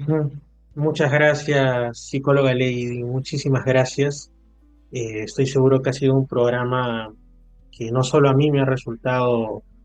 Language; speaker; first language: Spanish; native; Spanish